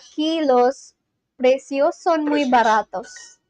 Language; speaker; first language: Spanish; non-native, learner; Bangla